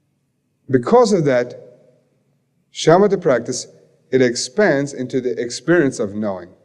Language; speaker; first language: English; native; English